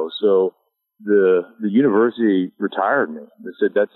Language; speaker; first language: English; native; English